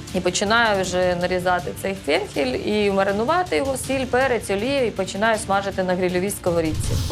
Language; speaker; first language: Ukrainian; early bilingual, other home language; Uzbek